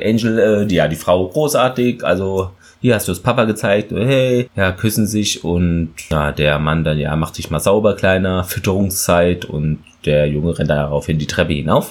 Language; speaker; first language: German; native; German